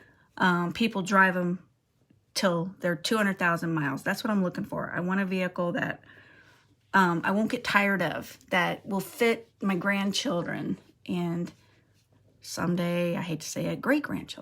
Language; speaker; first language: English; native; English